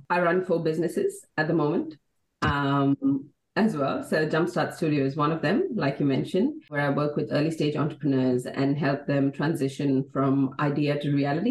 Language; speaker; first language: English; non-native, local second language; Hindi